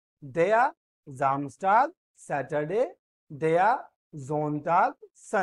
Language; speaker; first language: German; non-native, fluent; Hindi